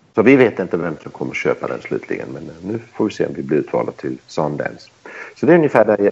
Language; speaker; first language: Swedish; early bilingual, heritage; Swedish